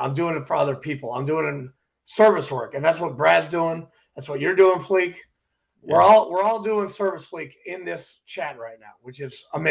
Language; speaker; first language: English; native; English